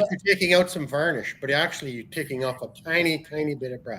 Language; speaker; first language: English; native; English